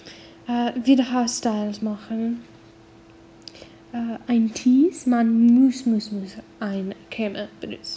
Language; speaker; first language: German; non-native, learner; English